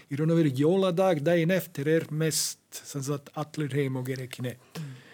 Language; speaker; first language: Icelandic; non-native, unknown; Italian